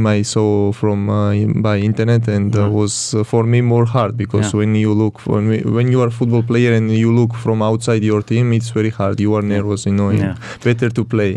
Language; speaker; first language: English; non-native, learner; Georgian